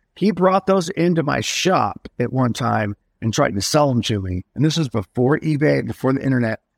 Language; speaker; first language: English; native; English